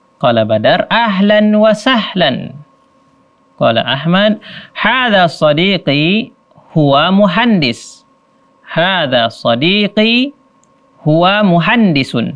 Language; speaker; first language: Arabic; non-native, fluent; Indonesian